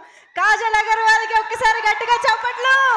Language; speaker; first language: Telugu; native; Telugu